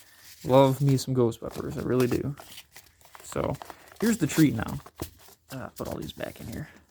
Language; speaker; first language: English; native; English